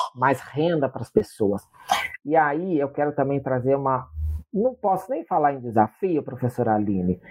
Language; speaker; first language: Portuguese; native; Portuguese